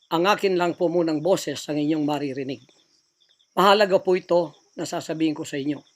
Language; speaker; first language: Filipino; non-native, local second language; Cebuano